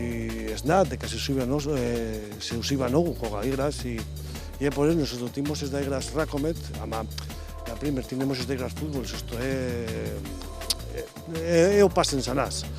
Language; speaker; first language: Macedonian; non-native, learner; Spanish